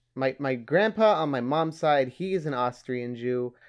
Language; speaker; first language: English; early bilingual, other home language; German